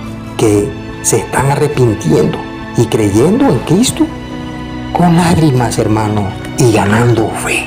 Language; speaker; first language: Spanish; native; Spanish